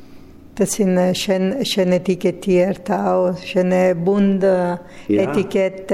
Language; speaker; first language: German; non-native, fluent; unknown